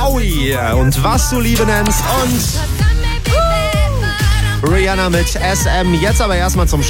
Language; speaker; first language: German; native; German